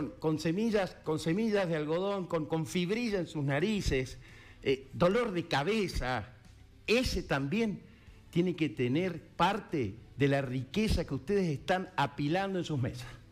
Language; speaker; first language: Spanish; native; Spanish